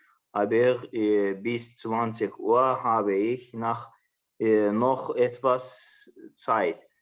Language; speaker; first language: German; non-native, learner; Azerbaijani